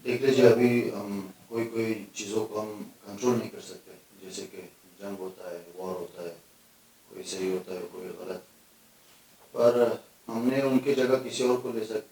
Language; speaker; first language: Hindi; non-native, fluent; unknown